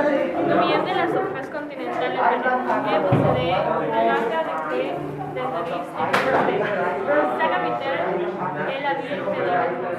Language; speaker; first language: French; non-native, learner; Spanish